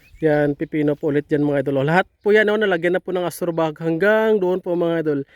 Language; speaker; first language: Filipino; non-native, local second language; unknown